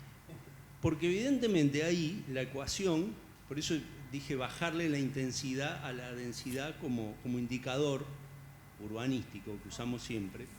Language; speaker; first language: Spanish; native; Spanish